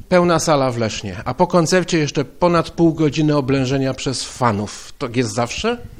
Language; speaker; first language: Polish; native; Polish